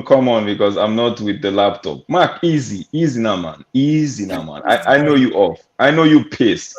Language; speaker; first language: English; native; English